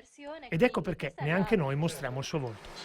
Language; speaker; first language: Italian; native; Italian